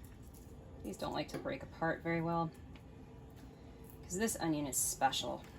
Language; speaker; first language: English; native; English